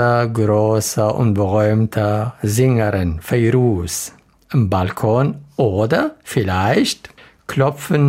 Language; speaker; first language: German; non-native, learner; Arabic